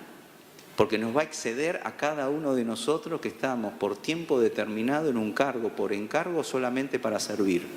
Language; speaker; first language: Spanish; native; Spanish